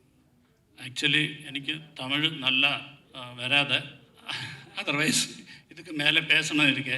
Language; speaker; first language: Tamil; non-native, learner; Malayalam